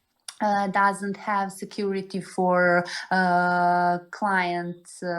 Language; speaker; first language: English; non-native, learner; Serbian